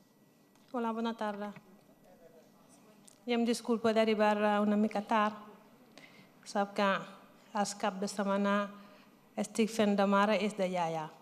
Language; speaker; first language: Catalan; non-native, learner; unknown